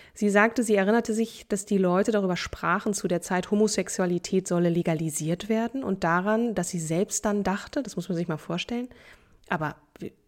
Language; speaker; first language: German; native; German